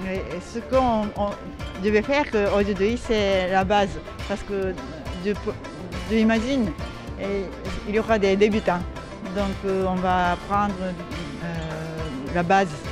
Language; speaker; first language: French; non-native, fluent; Japanese